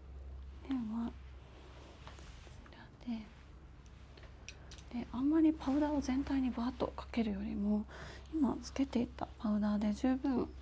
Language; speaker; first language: Japanese; native; Japanese